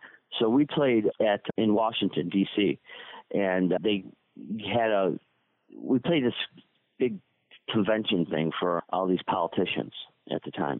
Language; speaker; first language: English; native; English